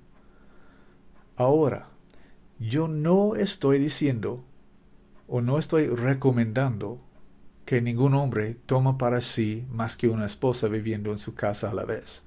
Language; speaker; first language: Spanish; non-native, learner; English